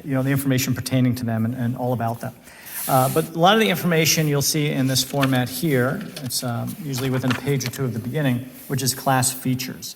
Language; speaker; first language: English; native; English